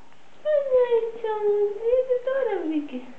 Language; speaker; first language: Greek; non-native, learner; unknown